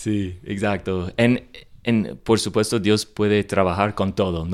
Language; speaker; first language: Spanish; non-native, learner; English